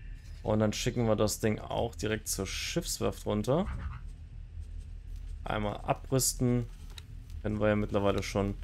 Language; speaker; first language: German; native; German